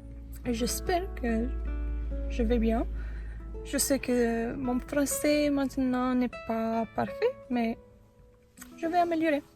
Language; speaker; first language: French; non-native, learner; Romanian